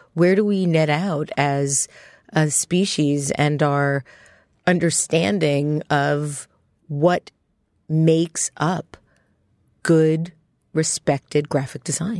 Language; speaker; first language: English; native; English